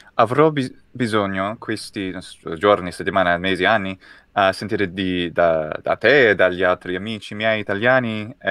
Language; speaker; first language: Italian; non-native, fluent; English